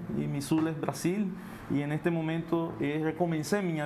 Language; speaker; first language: Portuguese; non-native, fluent; Spanish